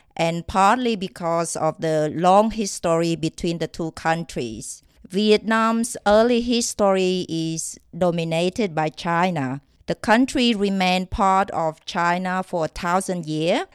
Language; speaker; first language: English; non-native, fluent; Vietnamese